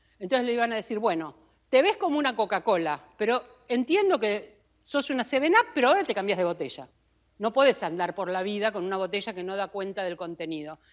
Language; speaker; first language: Spanish; native; Spanish